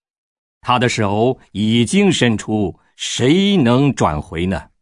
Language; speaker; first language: Chinese; native; Chinese